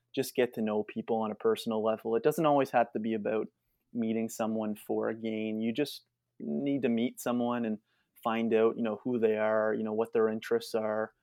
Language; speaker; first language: English; native; English